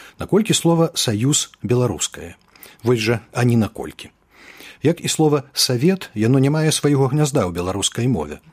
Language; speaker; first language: Belarusian; native; Belarusian